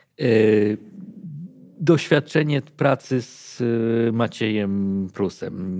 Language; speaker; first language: Polish; native; Polish